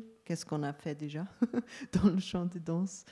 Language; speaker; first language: French; non-native, fluent; German